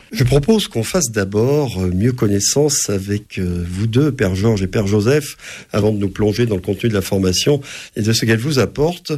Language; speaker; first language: French; native; French